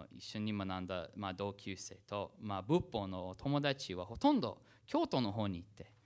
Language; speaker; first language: Japanese; non-native, fluent; English